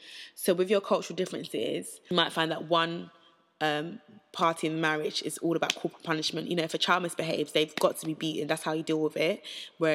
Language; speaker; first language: English; native; English